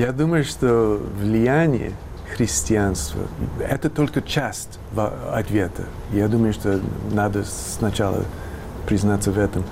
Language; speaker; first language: Russian; non-native, fluent; English